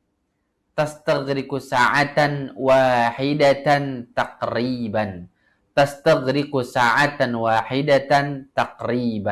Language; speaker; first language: Arabic; non-native, fluent; Indonesian